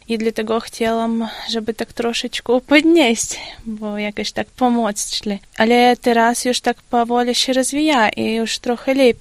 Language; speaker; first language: Polish; non-native, fluent; Russian